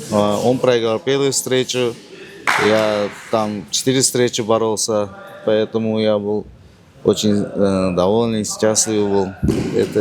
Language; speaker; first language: Russian; non-native, learner; Uzbek